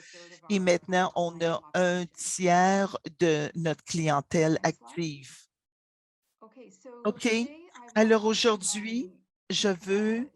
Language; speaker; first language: French; non-native, local second language; English